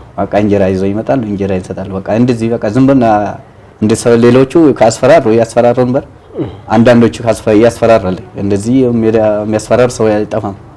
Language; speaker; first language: Amharic; non-native, local second language; Oromo